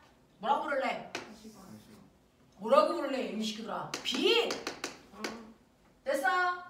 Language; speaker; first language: Korean; native; Korean